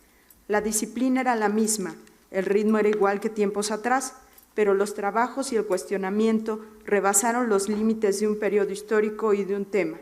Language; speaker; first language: Spanish; native; Spanish